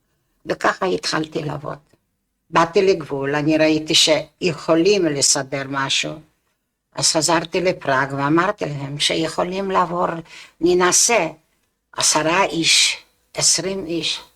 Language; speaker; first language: Hebrew; non-native, fluent; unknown